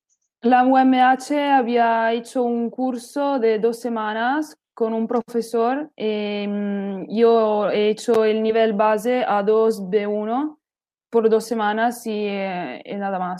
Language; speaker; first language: Spanish; non-native, learner; Italian